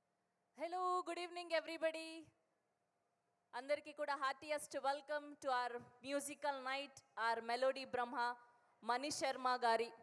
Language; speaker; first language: Telugu; native; Telugu